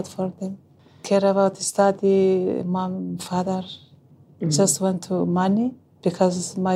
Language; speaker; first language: English; non-native, learner; Hazaragi